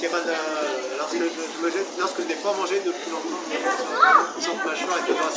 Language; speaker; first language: French; native; French